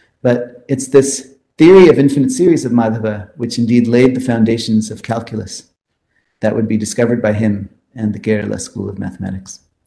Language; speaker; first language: English; early bilingual, other home language; Hindi